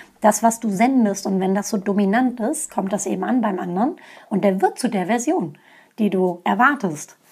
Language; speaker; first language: German; native; German